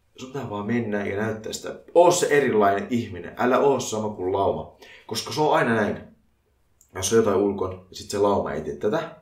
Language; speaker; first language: Finnish; early bilingual, other home language; Arabic